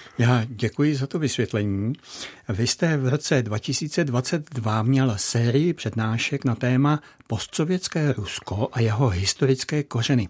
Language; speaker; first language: Czech; native; Czech